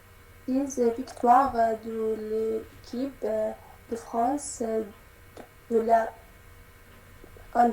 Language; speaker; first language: French; non-native, learner; Arabic